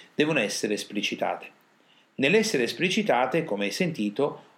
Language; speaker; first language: Italian; native; Italian